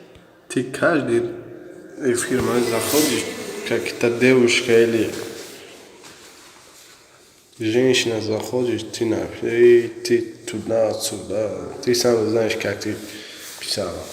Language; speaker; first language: Russian; non-native, learner; Tajik